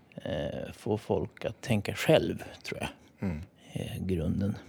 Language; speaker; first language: Swedish; native; Swedish